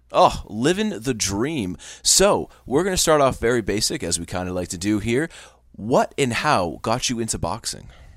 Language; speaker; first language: English; native; English